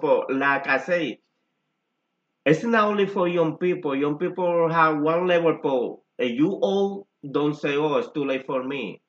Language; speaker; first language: English; non-native, learner; Spanish